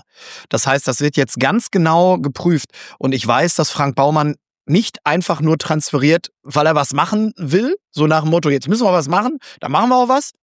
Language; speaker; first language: German; native; German